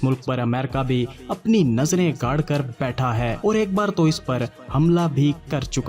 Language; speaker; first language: Urdu; native; Urdu